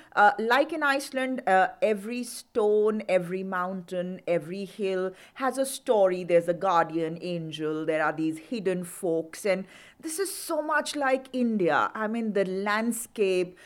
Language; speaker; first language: English; non-native, local second language; Hindi